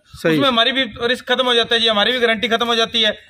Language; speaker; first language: Hindi; native; Hindi